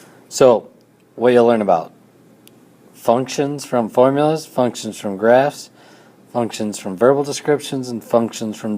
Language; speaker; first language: English; native; English